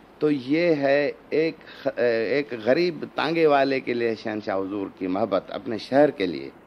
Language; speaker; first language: Urdu; non-native, local second language; Sindhi